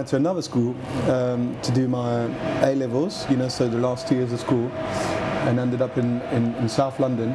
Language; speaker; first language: English; non-native, fluent; French